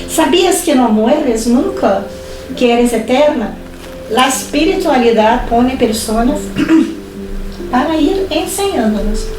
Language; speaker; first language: Spanish; non-native, fluent; Portuguese